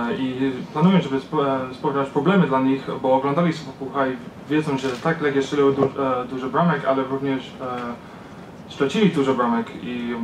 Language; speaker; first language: Polish; early bilingual, heritage; Polish